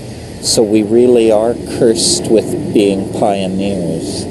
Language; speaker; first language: English; native; English